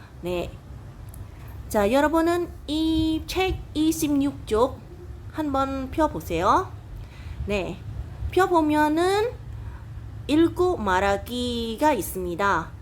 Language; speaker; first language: Korean; non-native, fluent; Khmer